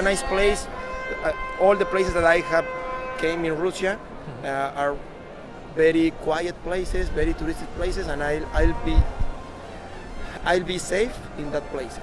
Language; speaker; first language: English; non-native, learner; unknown